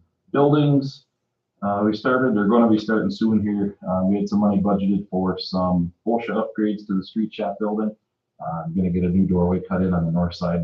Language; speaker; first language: English; native; English